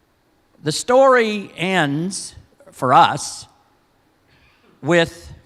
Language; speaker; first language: English; native; English